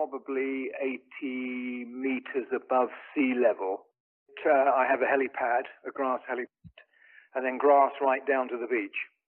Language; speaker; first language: English; native; English